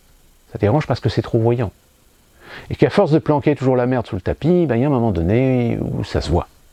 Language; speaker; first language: French; native; French